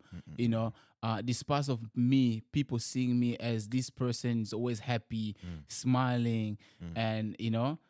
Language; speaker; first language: English; early bilingual, other home language; Lingala